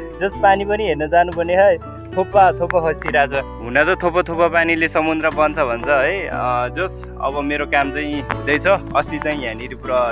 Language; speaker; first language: Nepali; non-native, local second language; Eastern Tamang